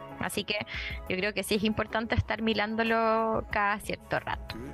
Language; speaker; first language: Spanish; native; Spanish